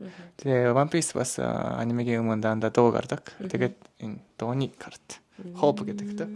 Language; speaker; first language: Mongolian; non-native, learner; Japanese